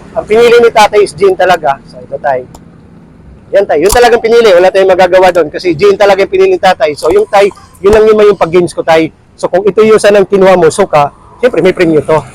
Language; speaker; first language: Filipino; non-native, local second language; Cebuano